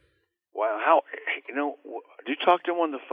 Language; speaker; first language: English; native; English